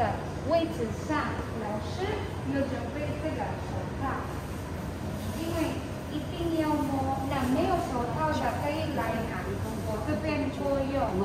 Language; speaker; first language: Chinese; non-native, fluent; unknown